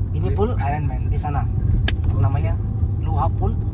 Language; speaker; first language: Indonesian; non-native, learner; Hindi